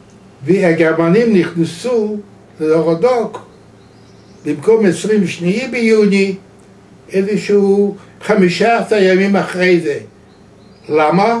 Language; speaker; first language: Hebrew; non-native, fluent; Yiddish